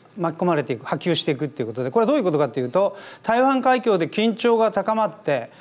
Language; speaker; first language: Japanese; native; Japanese